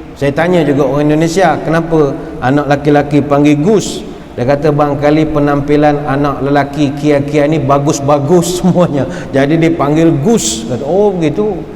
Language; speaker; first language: Malay; native; Malay